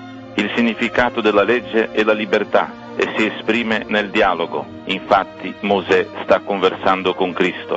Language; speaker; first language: Italian; native; Italian